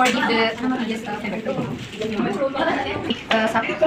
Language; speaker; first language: English; non-native, learner; Indonesian